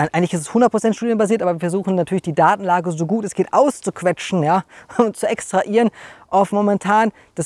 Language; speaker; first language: German; native; German